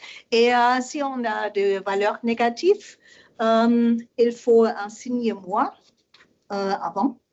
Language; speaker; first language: French; non-native, learner; German